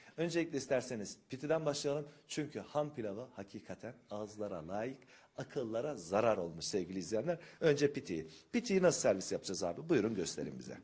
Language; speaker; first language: Turkish; native; Turkish